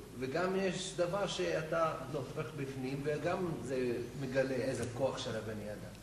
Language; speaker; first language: Hebrew; non-native, fluent; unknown